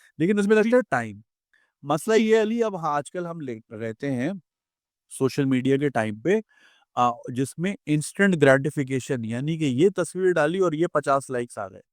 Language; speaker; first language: Urdu; native; Urdu